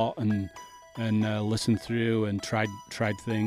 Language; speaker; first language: English; native; English